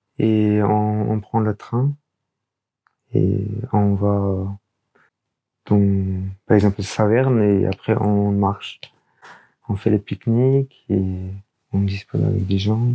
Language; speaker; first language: French; non-native, learner; Urdu